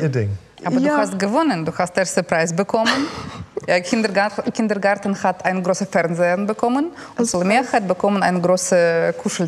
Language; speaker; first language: German; non-native, learner; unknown